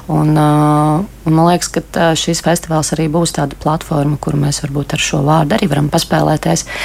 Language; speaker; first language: Latvian; native; Latvian